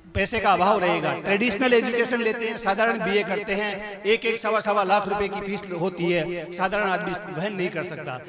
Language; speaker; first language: Hindi; native; Hindi